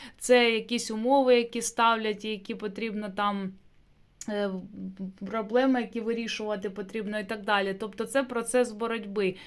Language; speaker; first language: Ukrainian; non-native, local second language; Russian